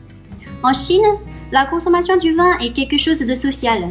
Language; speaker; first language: French; non-native, fluent; Chinese